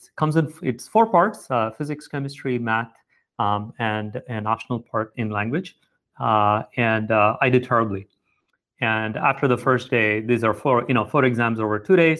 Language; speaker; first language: English; non-native, local second language; Tamil